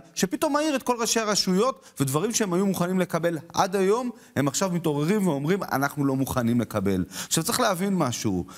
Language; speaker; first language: Hebrew; native; Hebrew